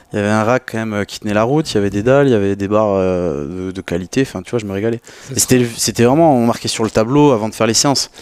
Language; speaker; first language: French; native; French